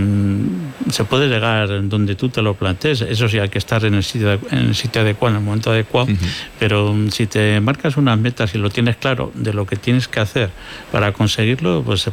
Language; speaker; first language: Spanish; native; Spanish